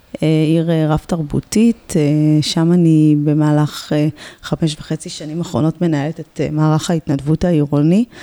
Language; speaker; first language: Hebrew; native; Hebrew